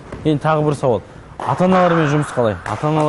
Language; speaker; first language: Kazakh; native; Kazakh